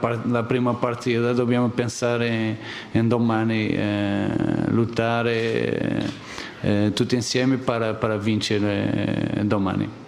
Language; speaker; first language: Italian; non-native, learner; Portuguese